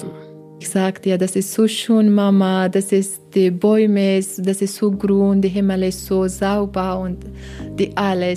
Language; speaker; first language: German; non-native, learner; Persian